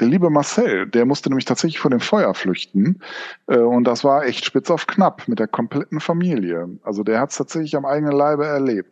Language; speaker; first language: German; native; German